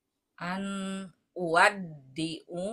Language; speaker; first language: Arabic; non-native, learner; Indonesian